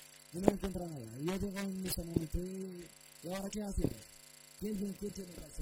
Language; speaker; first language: Spanish; non-native, learner; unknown